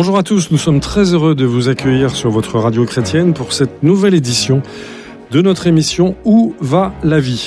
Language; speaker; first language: French; native; French